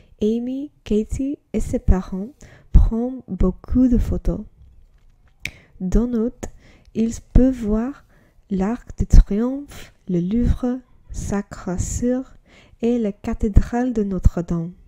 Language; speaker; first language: French; non-native, learner; English